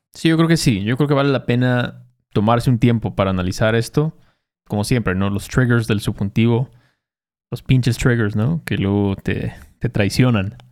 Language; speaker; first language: Spanish; native; Spanish